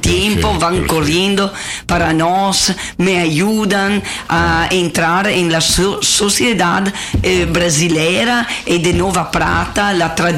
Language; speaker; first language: Portuguese; non-native, learner; Italian